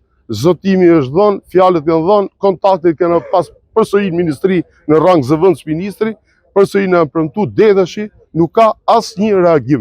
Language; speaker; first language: Albanian; native; Albanian